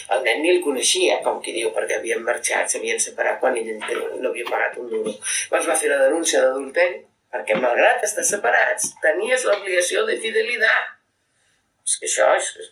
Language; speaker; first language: Catalan; native; Catalan